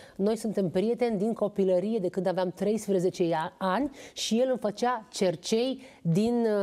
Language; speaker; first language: Romanian; native; Romanian